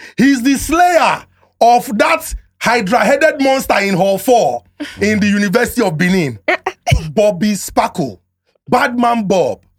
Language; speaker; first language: Nigerian Pidgin; native; Nigerian Pidgin